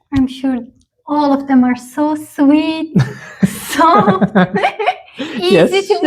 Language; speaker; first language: English; non-native, learner; Turkish